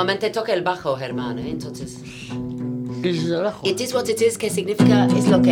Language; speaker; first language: Spanish; non-native, fluent; English